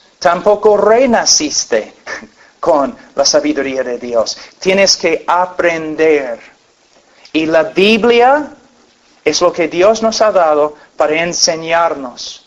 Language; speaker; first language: Spanish; non-native, fluent; English